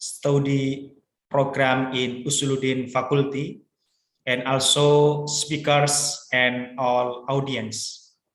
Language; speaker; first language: English; non-native, learner; Indonesian